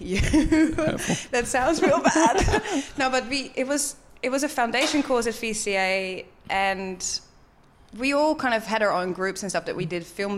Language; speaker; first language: English; non-native, fluent; Dutch